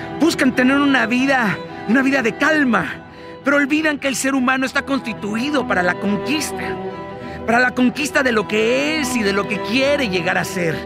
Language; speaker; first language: Spanish; native; Spanish